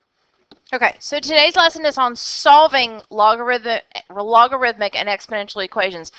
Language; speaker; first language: English; native; English